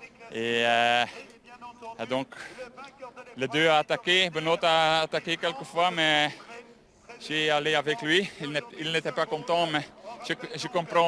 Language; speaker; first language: French; non-native, fluent; Dutch